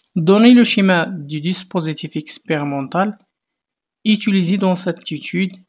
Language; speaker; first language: French; non-native, local second language; Arabic